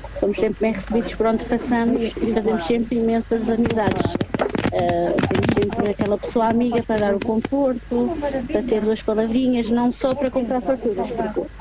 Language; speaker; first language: Portuguese; native; Portuguese